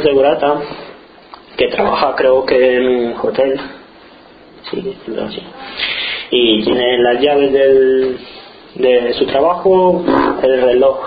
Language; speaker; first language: Spanish; non-native, fluent; Romanian